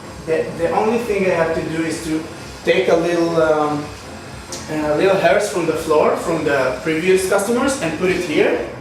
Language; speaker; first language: English; non-native, fluent; Hebrew